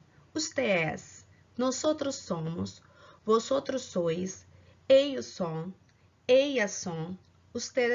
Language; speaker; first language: Spanish; non-native, fluent; Portuguese